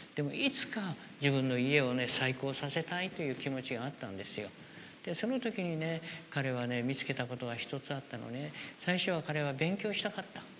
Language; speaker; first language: Japanese; native; Japanese